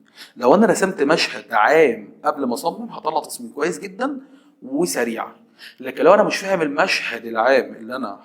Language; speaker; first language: Arabic; native; Arabic